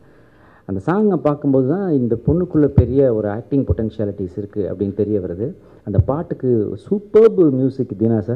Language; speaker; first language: Tamil; native; Tamil